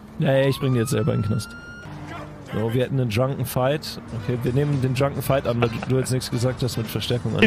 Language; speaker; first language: German; native; German